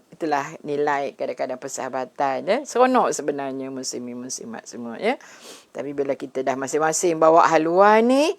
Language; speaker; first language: Malay; native; Malay